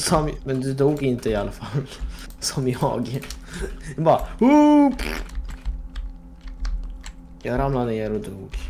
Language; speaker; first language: Swedish; non-native, fluent; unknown